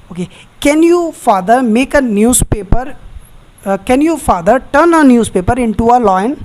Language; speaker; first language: English; non-native, local second language; Hindi